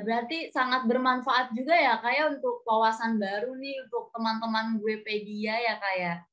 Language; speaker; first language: Indonesian; native; Indonesian